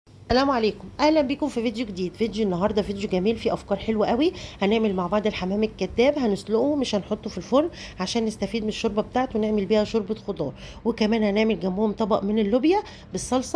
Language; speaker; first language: Arabic; native; Arabic